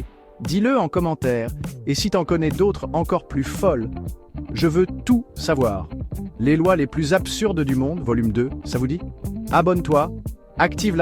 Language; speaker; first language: French; native; French